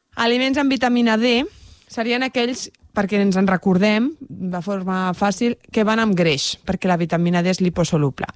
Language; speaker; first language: Catalan; non-native, local second language; Spanish